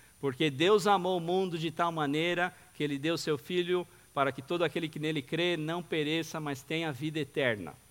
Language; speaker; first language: Portuguese; non-native, local second language; English